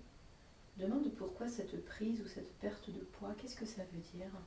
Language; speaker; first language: French; native; French